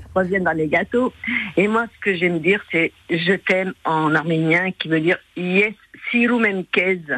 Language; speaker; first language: French; non-native, local second language; Armenian